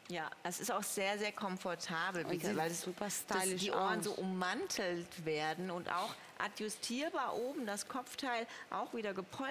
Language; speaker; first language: German; native; German